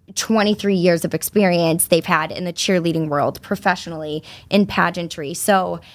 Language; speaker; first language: English; native; English